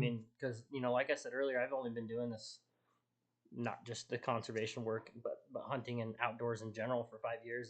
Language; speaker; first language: English; native; English